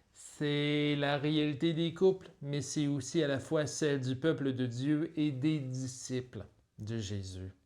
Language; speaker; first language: French; native; French